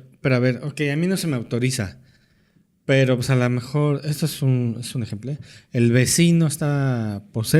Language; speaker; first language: Spanish; native; Spanish